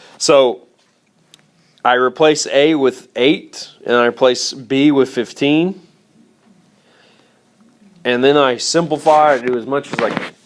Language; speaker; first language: English; native; English